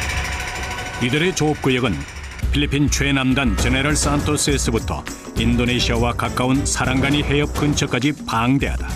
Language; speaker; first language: Korean; native; Korean